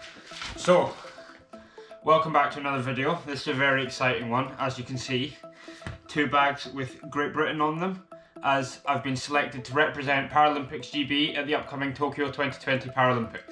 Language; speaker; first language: English; native; English